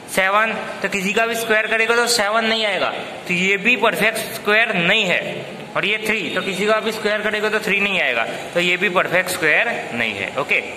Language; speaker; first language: Hindi; non-native, local second language; Gujarati